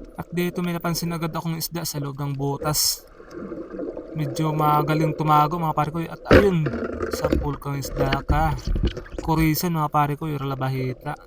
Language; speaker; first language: Filipino; non-native, local second language; Bikol